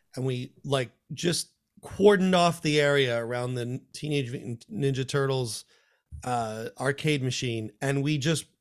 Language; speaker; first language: English; native; English